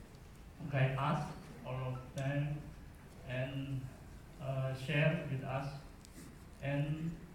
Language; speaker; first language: English; non-native, learner; Indonesian